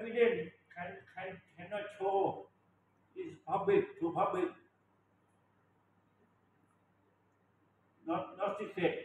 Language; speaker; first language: English; non-native, learner; Thai